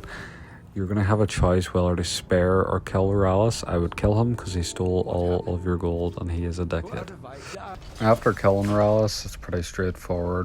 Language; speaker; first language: English; native; English